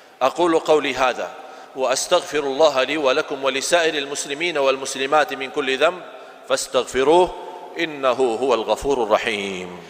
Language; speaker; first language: Malay; non-native, fluent; Arabic